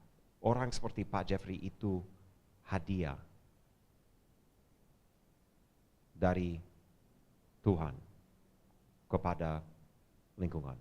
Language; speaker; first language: Indonesian; non-native, fluent; English